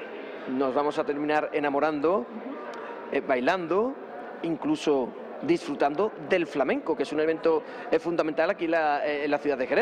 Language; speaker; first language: Spanish; native; Spanish